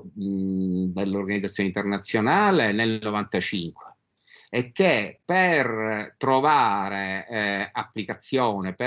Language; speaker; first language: Italian; native; Italian